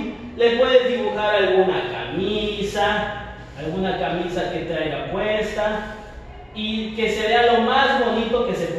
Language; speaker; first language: Spanish; native; Spanish